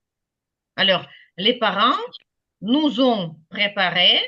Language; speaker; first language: French; non-native, fluent; Ukrainian